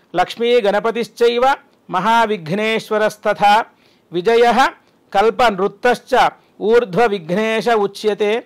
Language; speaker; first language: Telugu; native; Telugu